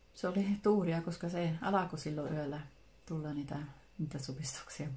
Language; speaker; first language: Finnish; early bilingual, heritage; Finnish